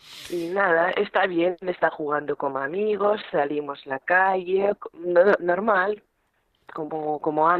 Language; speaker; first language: Spanish; non-native, learner; Ukrainian